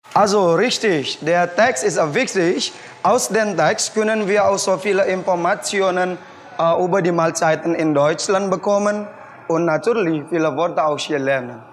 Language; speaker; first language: German; non-native, fluent; Indonesian